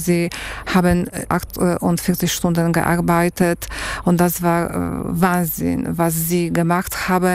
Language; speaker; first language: German; non-native, fluent; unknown